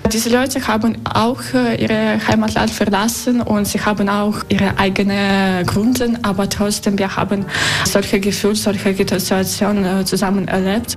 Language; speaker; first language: German; non-native, learner; Russian